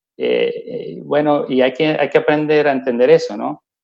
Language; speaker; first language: Spanish; native; Spanish